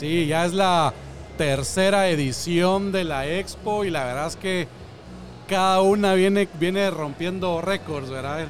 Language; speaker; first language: Spanish; native; Spanish